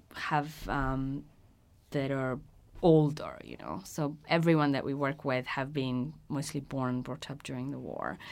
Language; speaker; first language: English; early bilingual, other home language; Persian